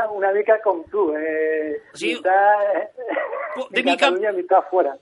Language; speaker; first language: Catalan; non-native, learner; Spanish